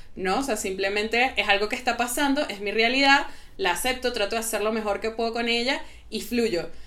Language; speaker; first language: Spanish; native; Spanish